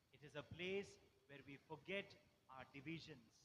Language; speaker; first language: English; non-native, local second language; Tamil